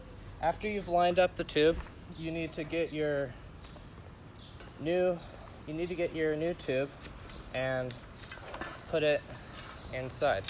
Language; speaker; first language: English; native; English